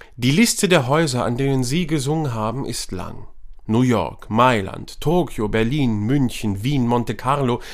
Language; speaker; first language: German; native; German